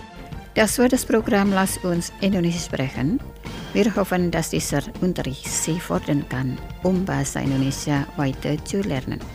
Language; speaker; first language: German; non-native, fluent; Indonesian